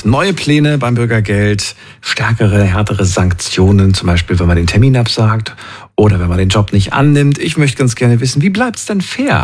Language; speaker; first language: German; native; German